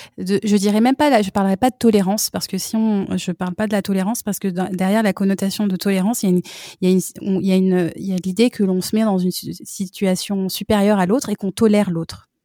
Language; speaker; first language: French; native; French